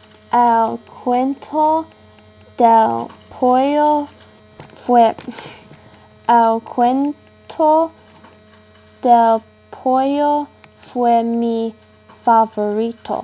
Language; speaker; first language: Spanish; non-native, learner; English